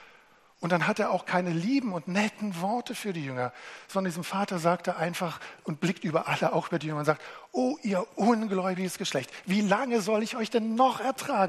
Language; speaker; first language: German; native; German